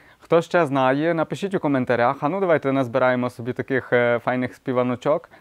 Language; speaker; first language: Ukrainian; native; Ukrainian